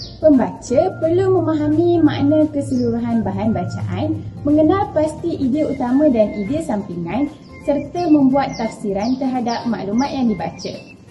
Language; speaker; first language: Malay; native; Malay